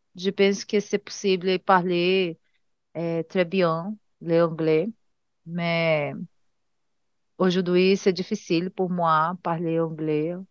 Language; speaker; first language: French; non-native, learner; Portuguese